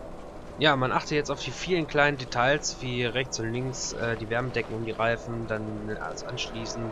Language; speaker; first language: German; native; German